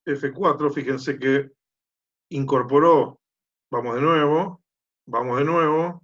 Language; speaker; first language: Spanish; native; Spanish